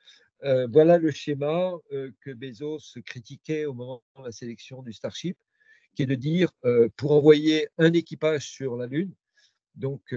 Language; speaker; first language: French; native; French